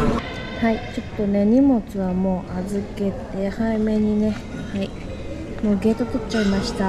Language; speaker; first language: Japanese; native; Japanese